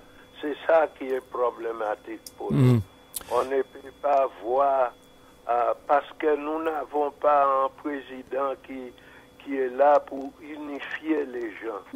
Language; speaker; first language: French; non-native, fluent; English